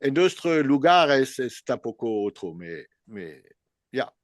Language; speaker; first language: Spanish; non-native, learner; French